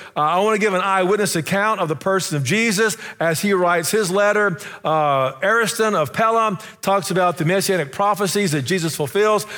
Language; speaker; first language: English; native; English